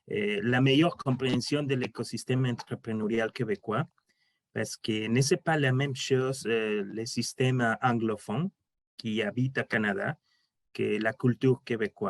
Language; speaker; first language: French; non-native, learner; Spanish